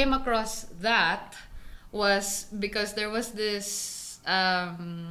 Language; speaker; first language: English; non-native, local second language; Cebuano